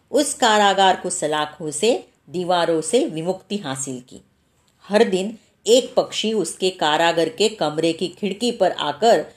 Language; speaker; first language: Hindi; non-native, local second language; Marathi